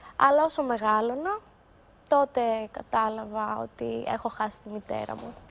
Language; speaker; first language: Greek; native; Greek